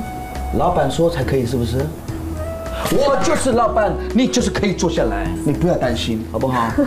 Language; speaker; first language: Chinese; native; Chinese